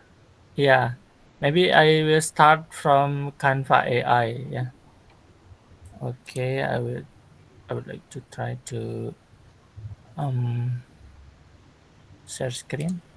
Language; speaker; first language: English; non-native, learner; Sundanese